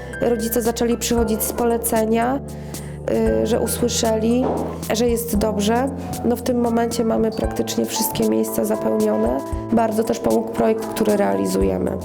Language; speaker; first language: Polish; native; Polish